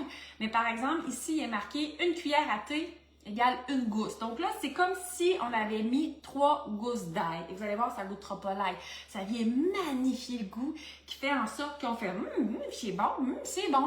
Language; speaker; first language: French; native; French